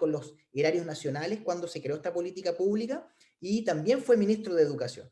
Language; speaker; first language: Spanish; native; Spanish